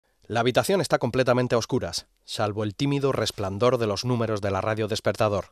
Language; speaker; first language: Spanish; native; Spanish